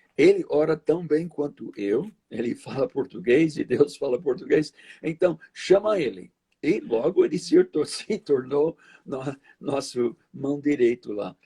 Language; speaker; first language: Portuguese; non-native, fluent; English